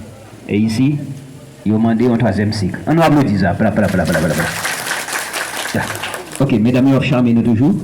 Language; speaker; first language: French; non-native, local second language; Haitian Creole